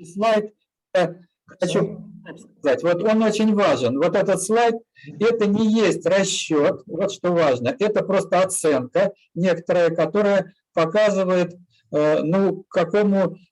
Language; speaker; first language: Russian; native; Russian